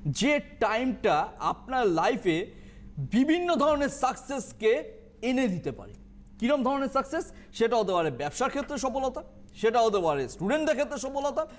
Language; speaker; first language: Bangla; native; Bangla